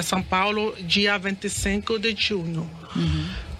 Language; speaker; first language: Portuguese; non-native, learner; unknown